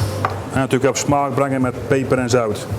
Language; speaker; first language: Dutch; native; Dutch